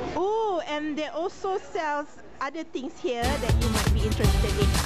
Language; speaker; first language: English; non-native, local second language; Malay